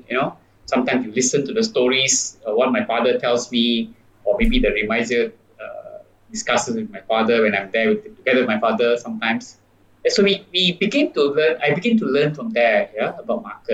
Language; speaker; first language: English; non-native, local second language; Tamil